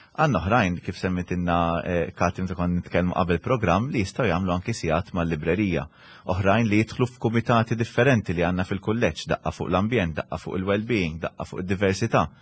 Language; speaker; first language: Maltese; native; Maltese